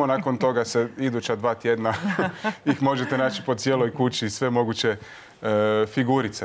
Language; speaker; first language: Croatian; native; Croatian